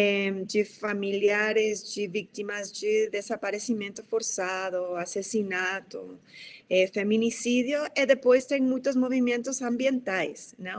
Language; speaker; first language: Portuguese; non-native, fluent; Spanish